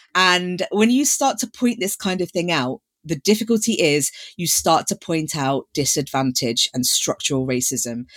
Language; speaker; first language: English; native; English